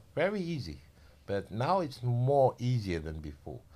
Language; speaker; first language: English; non-native, learner; Indonesian